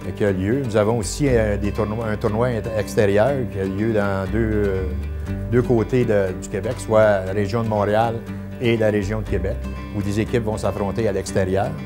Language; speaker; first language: French; native; French